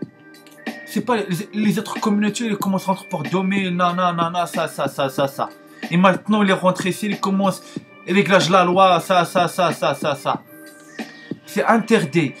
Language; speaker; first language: French; non-native, learner; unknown